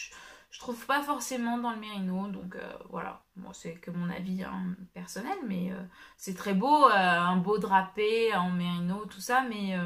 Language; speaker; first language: French; native; French